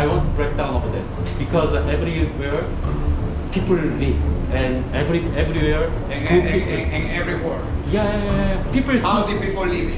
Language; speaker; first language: English; non-native, learner; Korean